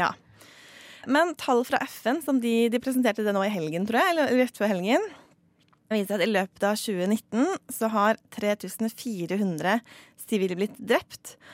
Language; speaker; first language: Norwegian; native; Norwegian